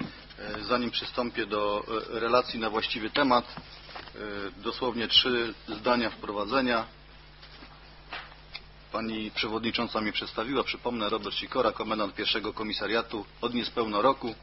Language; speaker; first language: Polish; native; Polish